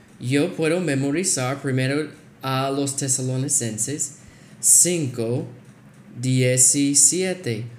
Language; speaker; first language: Spanish; non-native, fluent; English